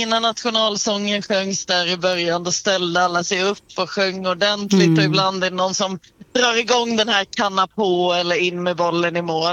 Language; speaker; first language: Swedish; native; Swedish